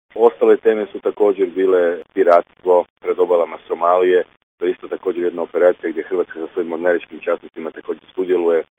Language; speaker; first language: Croatian; native; Croatian